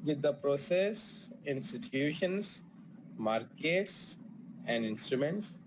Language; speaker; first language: English; non-native, local second language; Urdu